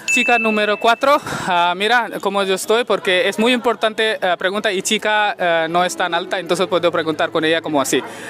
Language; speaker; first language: Spanish; non-native, learner; Hindi